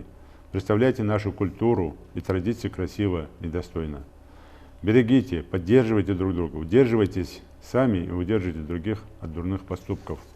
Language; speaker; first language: Russian; non-native, local second language; Ingush